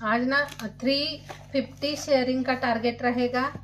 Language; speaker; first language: Hindi; non-native, local second language; Marathi